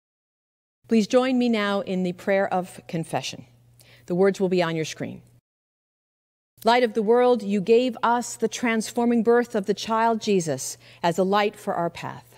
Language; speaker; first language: English; native; English